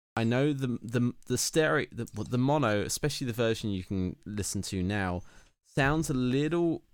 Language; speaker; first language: English; native; English